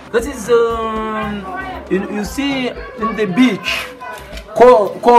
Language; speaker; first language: English; non-native, learner; Comorian